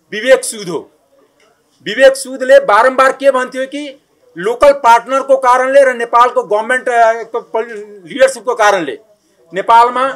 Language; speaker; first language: Nepali; non-native, local second language; Maithili